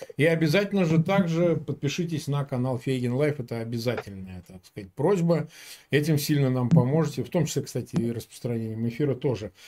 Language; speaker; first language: Russian; native; Russian